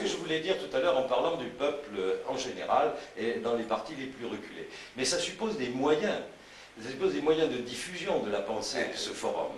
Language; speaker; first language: French; native; French